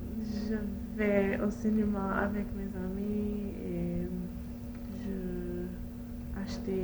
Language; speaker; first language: French; non-native, learner; Arabic